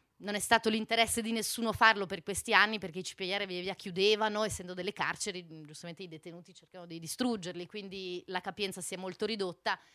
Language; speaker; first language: Italian; native; Italian